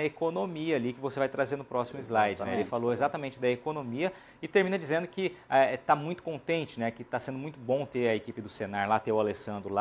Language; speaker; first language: Portuguese; native; Portuguese